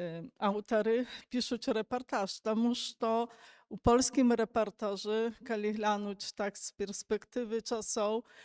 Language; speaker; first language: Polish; non-native, local second language; Belarusian